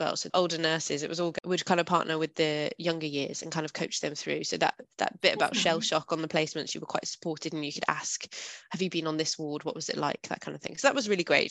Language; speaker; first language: English; native; English